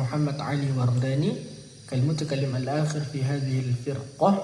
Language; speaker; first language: Arabic; non-native, learner; Indonesian